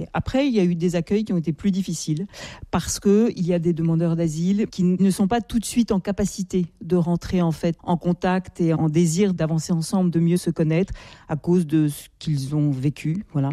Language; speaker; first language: French; native; French